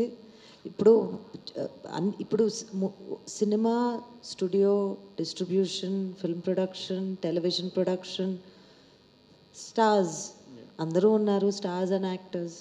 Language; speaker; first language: Telugu; native; Telugu